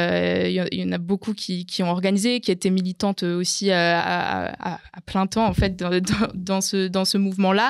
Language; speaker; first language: French; native; French